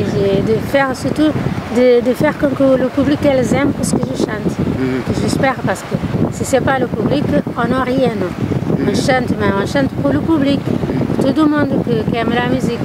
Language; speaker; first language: French; non-native, learner; Kabuverdianu